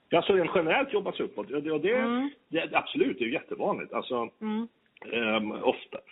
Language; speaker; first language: Swedish; native; Swedish